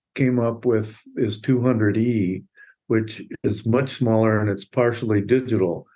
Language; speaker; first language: English; native; English